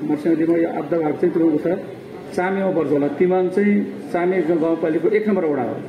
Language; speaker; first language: Nepali; non-native, local second language; Gurung